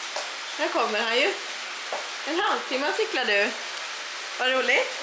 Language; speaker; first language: Swedish; native; Swedish